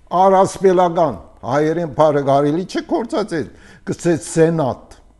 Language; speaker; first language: Armenian; early bilingual, heritage; Armenian